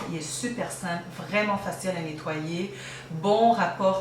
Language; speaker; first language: French; native; French